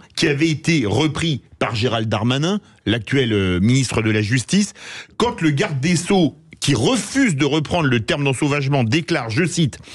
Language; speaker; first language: French; native; French